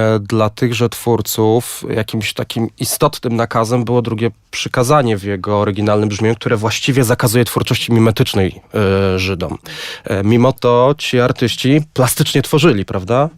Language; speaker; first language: Polish; native; Polish